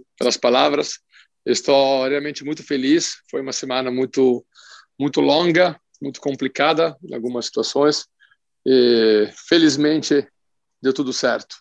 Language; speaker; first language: Portuguese; non-native, fluent; Italian